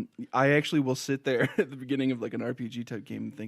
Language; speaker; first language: English; native; English